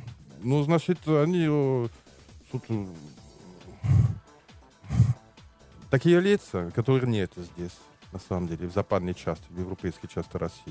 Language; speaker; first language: Russian; non-native, learner; French